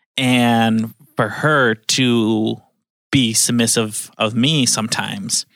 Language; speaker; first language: English; native; English